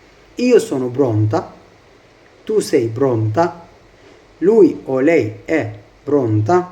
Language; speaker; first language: Italian; non-native, fluent; Arabic